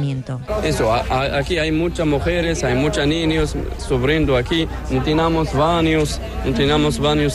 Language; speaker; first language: Spanish; non-native, learner; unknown